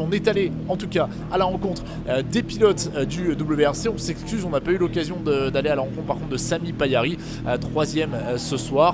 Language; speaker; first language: French; native; French